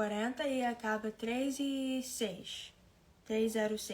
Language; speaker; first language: Portuguese; early bilingual, heritage; Portuguese